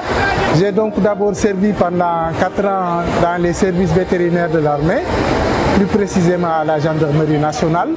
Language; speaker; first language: French; non-native, local second language; Wolof